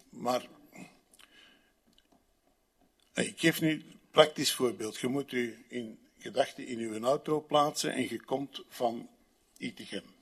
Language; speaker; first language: Dutch; native; Dutch